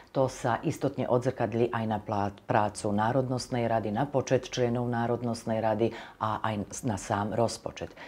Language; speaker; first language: Slovak; native; Slovak